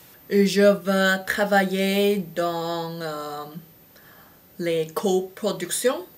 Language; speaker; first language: French; non-native, fluent; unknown